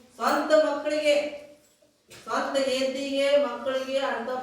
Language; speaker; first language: Kannada; native; Kannada